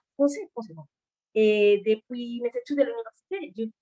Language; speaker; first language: French; non-native, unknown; Spanish